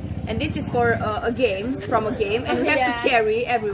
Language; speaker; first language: English; non-native, fluent; Romanian